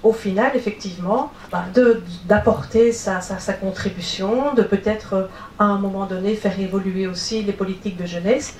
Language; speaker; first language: French; native; French